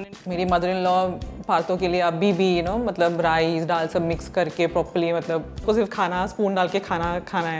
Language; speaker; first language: Hindi; native; Hindi